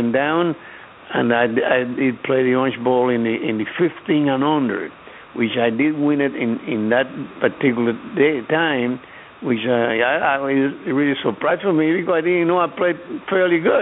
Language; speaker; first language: English; non-native, fluent; Spanish